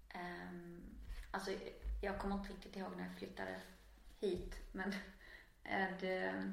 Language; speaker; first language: Swedish; native; Swedish